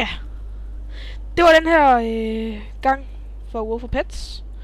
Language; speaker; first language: Danish; native; Danish